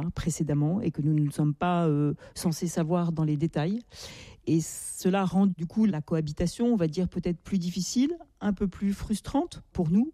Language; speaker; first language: French; native; French